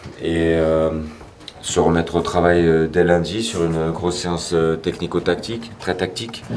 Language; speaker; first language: French; native; French